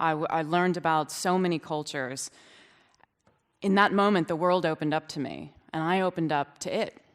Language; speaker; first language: English; native; English